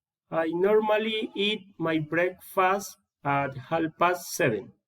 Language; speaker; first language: English; non-native, learner; Spanish